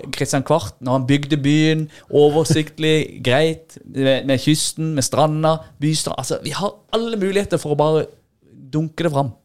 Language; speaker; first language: Norwegian; native; Norwegian